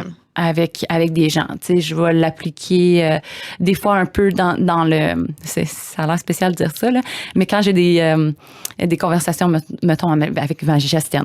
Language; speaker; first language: French; native; French